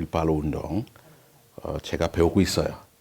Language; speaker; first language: Korean; non-native, learner; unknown